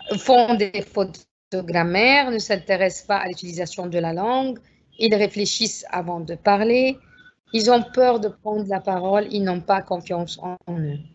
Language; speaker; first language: French; non-native, fluent; Arabic